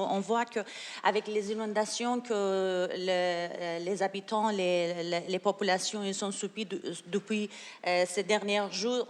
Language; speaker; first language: French; non-native, learner; Persian